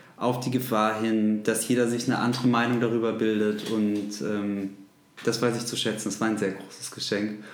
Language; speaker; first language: German; native; German